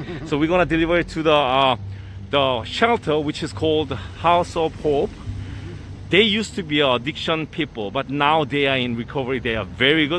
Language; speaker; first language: English; non-native, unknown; Korean